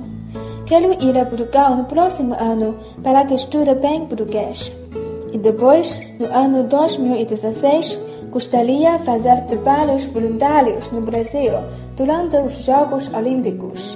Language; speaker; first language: Portuguese; non-native, learner; Chinese